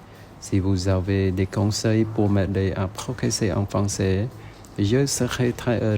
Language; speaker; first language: French; non-native, fluent; Khmer